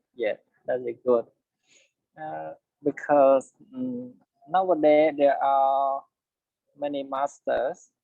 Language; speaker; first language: English; non-native, learner; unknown